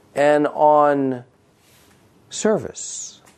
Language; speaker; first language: English; native; English